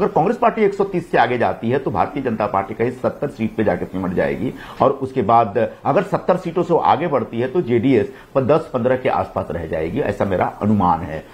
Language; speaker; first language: Hindi; native; Hindi